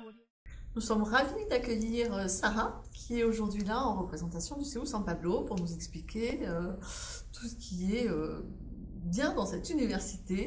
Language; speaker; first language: French; native; French